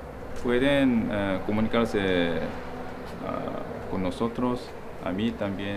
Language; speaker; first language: Spanish; non-native, fluent; Korean